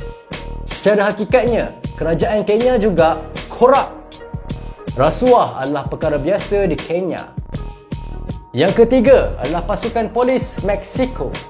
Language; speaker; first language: Malay; native; Malay